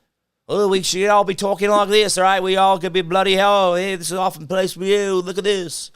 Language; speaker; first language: English; native; English